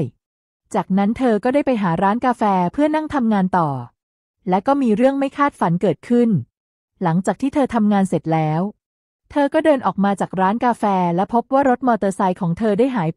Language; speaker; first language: Thai; native; Thai